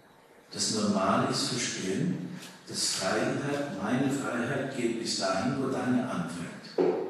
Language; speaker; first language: German; early bilingual, heritage; German